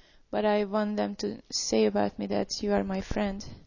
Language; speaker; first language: English; non-native, fluent; Hungarian